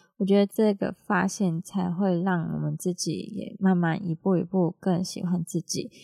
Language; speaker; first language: Chinese; non-native, local second language; Cantonese